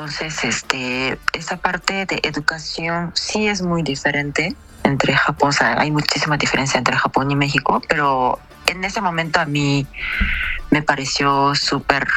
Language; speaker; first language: Spanish; non-native, fluent; Japanese